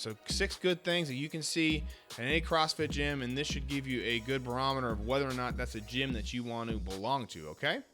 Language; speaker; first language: English; native; English